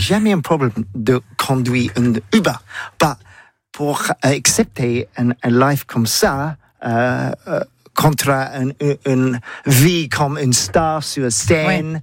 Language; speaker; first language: French; non-native, learner; English